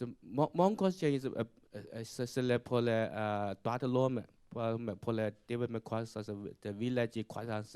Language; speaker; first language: French; non-native, learner; Chinese